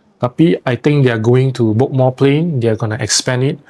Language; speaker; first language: English; non-native, local second language; Malay